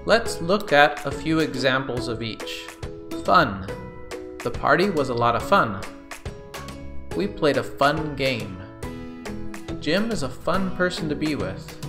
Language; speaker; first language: English; native; English